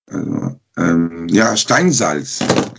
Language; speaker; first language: German; non-native, learner; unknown